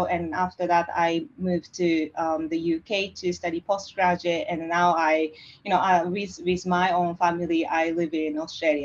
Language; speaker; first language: English; non-native, fluent; Japanese